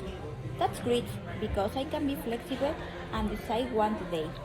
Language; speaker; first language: English; non-native, learner; Spanish